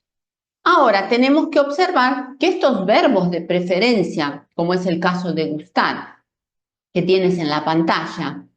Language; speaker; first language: Spanish; non-native, fluent; Portuguese